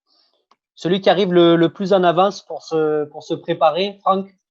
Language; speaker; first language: French; native; French